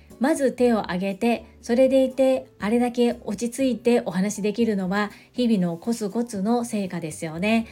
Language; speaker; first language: Japanese; native; Japanese